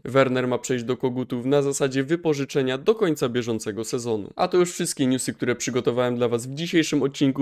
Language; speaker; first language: Polish; native; Polish